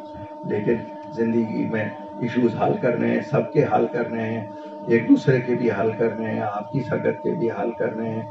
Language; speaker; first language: Hindi; non-native, local second language; Kashmiri